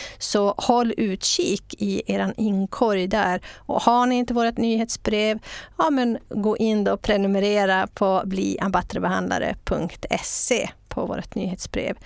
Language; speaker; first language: Swedish; native; Swedish